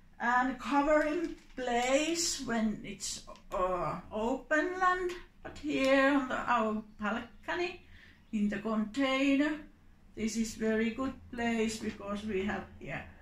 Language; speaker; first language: English; non-native, learner; Finnish